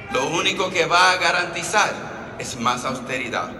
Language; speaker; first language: Spanish; early bilingual, other home language; English